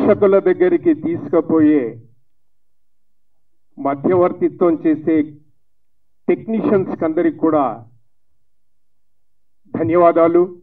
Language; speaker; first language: Telugu; native; Telugu